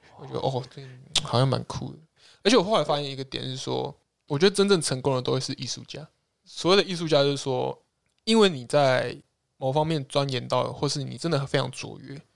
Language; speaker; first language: Chinese; native; Chinese